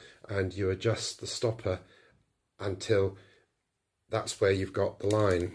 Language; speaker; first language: English; native; English